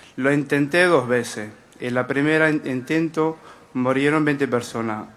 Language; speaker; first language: Spanish; non-native, fluent; Arabic